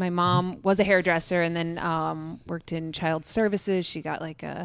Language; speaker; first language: English; native; English